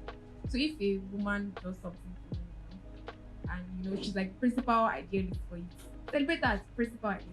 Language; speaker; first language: English; non-native, local second language; Yoruba